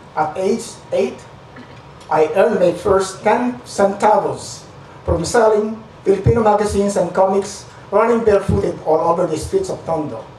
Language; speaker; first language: English; non-native, local second language; Filipino